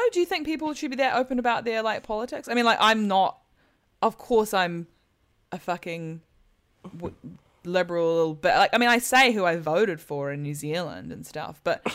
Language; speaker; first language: English; native; English